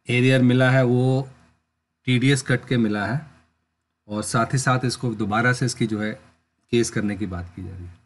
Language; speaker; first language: Hindi; native; Hindi